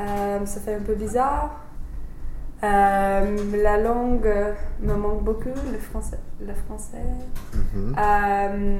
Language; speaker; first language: French; non-native, fluent; English